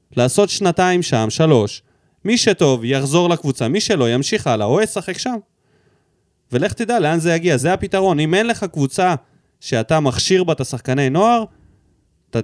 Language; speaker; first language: Hebrew; early bilingual, other home language; Russian